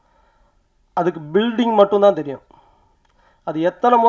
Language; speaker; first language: Tamil; native; Tamil